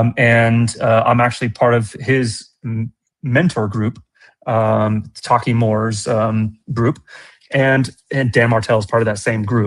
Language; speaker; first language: English; native; English